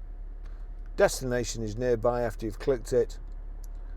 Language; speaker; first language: English; native; English